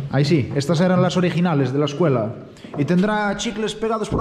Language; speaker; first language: Spanish; native; Spanish